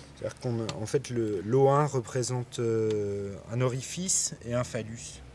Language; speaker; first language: French; native; French